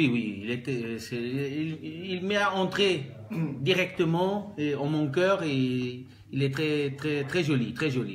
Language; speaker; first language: French; non-native, learner; Portuguese